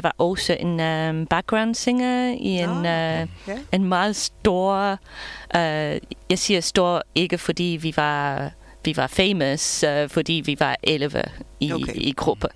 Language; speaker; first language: Danish; non-native, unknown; English